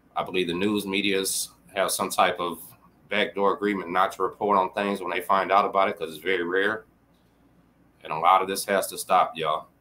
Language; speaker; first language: English; native; English